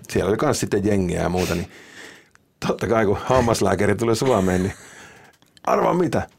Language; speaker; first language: Finnish; native; Finnish